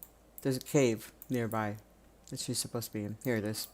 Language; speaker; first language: English; native; English